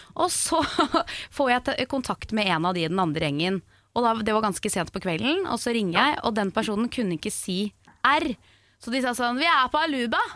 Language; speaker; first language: Norwegian; native; Norwegian